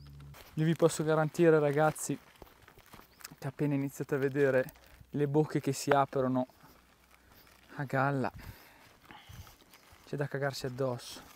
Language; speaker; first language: Italian; native; Italian